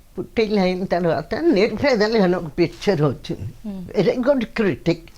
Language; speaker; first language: Telugu; non-native, local second language; Kannada